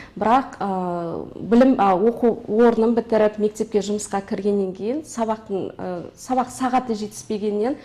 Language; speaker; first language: Kazakh; non-native, local second language; Russian